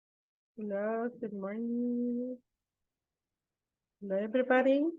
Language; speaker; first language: English; non-native, fluent; Spanish